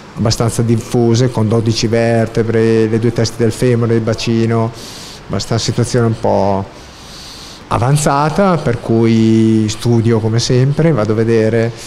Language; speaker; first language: Italian; native; Italian